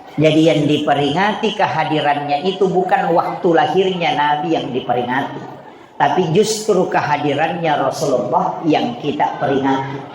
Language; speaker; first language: Indonesian; non-native, local second language; Buginese